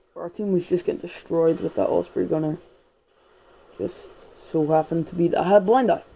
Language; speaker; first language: English; native; English